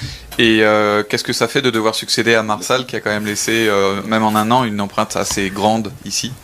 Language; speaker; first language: French; native; French